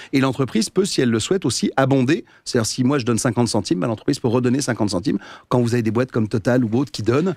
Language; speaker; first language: French; native; French